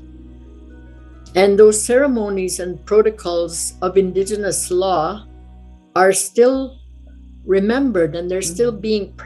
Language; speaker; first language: English; non-native, fluent; Cree